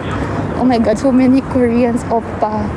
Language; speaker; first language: English; non-native, local second language; Filipino